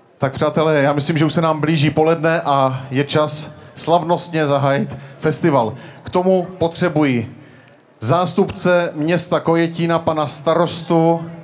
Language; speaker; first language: Czech; native; Czech